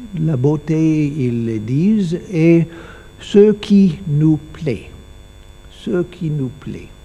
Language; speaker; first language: French; non-native, learner; English